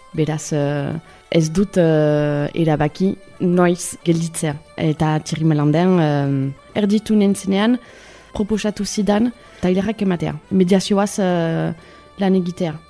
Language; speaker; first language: Basque; early bilingual, other home language; Spanish